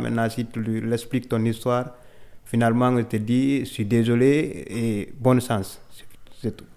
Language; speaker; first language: French; non-native, learner; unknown